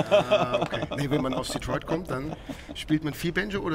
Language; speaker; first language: German; native; German